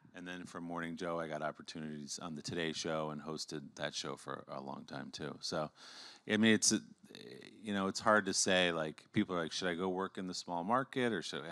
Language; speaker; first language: English; native; English